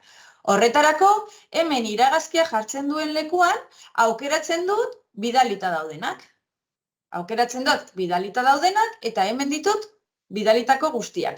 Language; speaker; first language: Basque; native; Basque